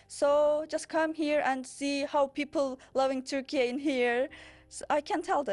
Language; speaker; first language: English; non-native, learner; Turkish